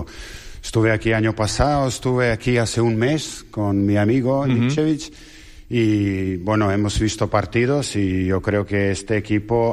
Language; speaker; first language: Spanish; non-native, fluent; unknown